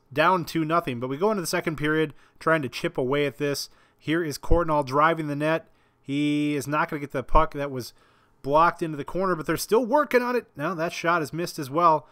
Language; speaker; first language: English; native; English